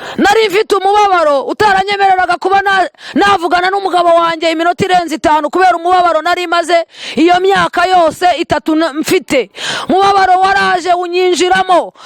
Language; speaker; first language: Kinyarwanda; native; Kinyarwanda